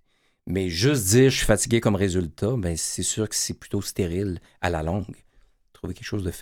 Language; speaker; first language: French; native; French